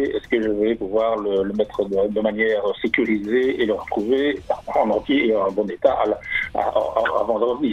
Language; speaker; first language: French; native; French